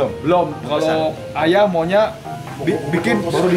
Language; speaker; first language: Indonesian; native; Indonesian